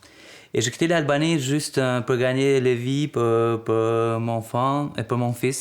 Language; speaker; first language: French; non-native, learner; Albanian